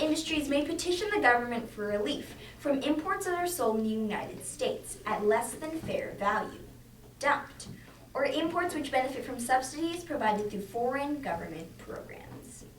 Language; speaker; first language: English; native; English